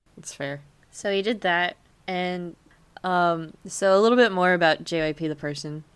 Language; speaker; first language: English; native; English